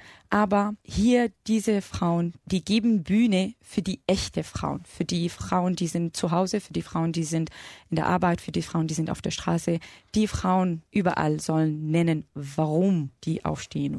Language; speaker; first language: German; non-native, fluent; Arabic